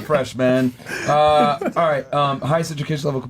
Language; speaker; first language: English; native; English